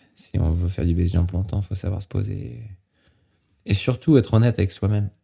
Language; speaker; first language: French; native; French